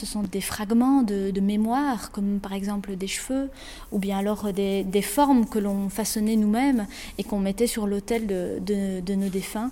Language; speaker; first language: French; native; French